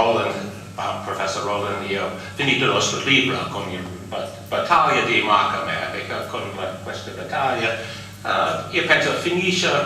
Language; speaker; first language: Italian; non-native, fluent; English